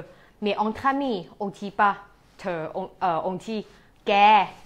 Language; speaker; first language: French; non-native, fluent; Thai